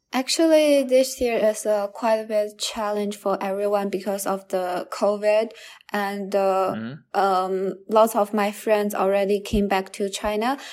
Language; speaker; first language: English; non-native, learner; Chinese